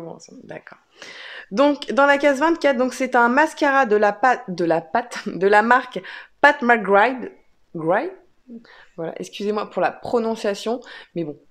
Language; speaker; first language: French; native; French